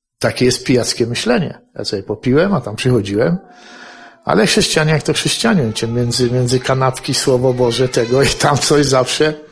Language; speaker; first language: Polish; native; Polish